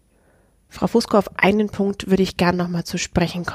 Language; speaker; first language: German; native; German